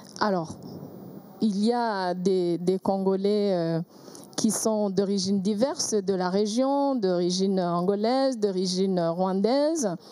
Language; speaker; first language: French; non-native, local second language; Kinyarwanda